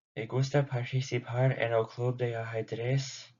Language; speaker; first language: Spanish; non-native, learner; English